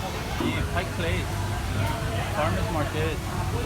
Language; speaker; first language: Korean; non-native, learner; Norwegian